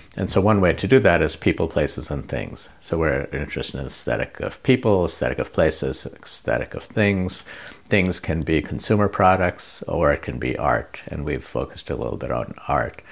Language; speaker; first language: English; non-native, local second language; Bangla